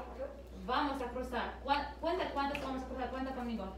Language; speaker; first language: Spanish; early bilingual, heritage; Spanish